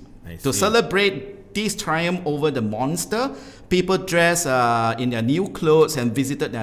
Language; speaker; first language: English; non-native, local second language; Min Nan Chinese